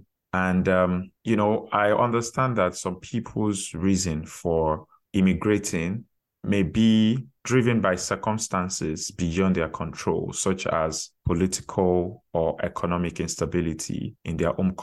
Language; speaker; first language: English; non-native, local second language; Yoruba